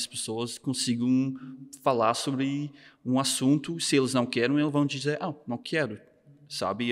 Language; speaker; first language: Portuguese; non-native, fluent; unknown